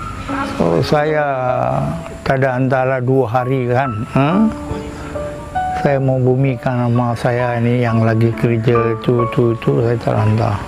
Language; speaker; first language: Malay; non-native, local second language; Tamil